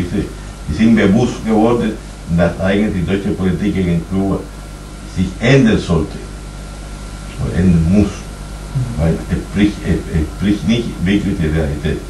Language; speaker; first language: German; non-native, fluent; Spanish